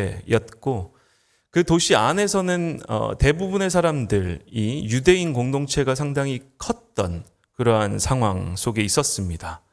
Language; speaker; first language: Korean; native; Korean